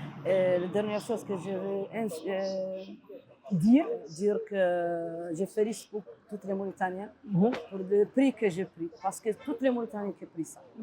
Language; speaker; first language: French; non-native, learner; Arabic